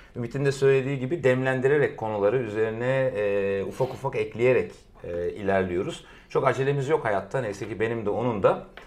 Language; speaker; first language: Turkish; native; Turkish